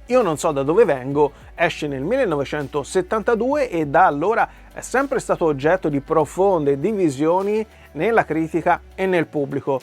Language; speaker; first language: Italian; native; Italian